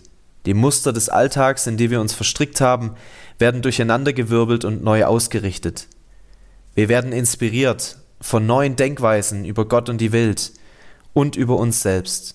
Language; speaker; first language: German; native; German